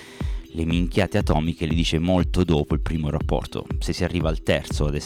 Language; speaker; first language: Italian; native; Italian